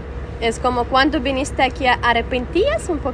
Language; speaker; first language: Spanish; non-native, fluent; Russian